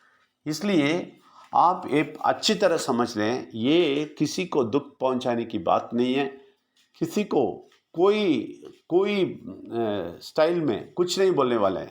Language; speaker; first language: Hindi; non-native, local second language; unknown